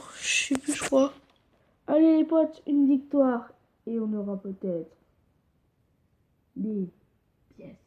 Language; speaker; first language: French; native; French